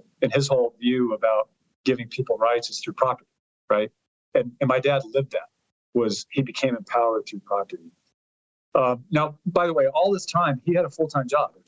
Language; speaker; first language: English; early bilingual, other home language; Italian